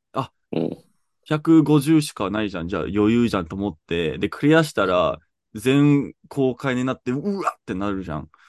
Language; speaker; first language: Japanese; non-native, fluent; English